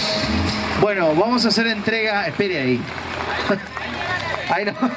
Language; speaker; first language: Spanish; native; Spanish